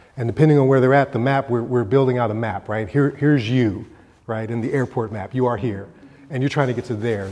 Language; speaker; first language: English; native; English